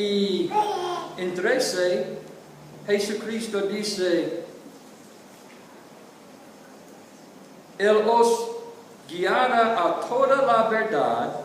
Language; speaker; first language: Spanish; non-native, learner; English